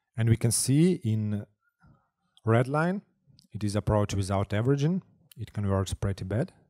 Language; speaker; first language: English; non-native, fluent; Russian